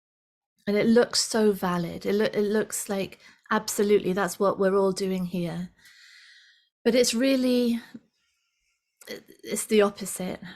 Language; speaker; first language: English; native; English